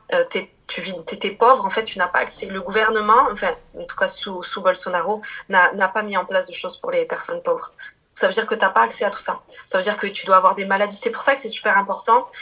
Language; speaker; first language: French; early bilingual, other home language; Portuguese